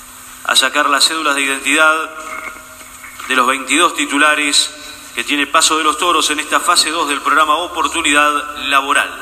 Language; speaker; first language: Spanish; native; Spanish